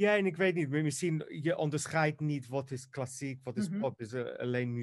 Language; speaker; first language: Dutch; non-native, fluent; Greek